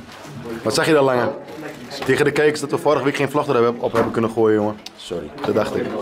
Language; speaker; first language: Dutch; native; Dutch